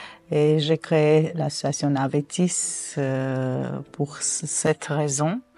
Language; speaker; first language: French; non-native, fluent; Armenian